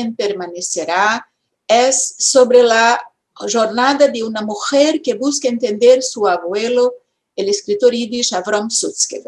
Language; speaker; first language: Spanish; non-native, fluent; Portuguese